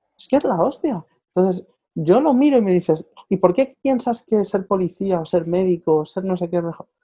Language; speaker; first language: Spanish; native; Spanish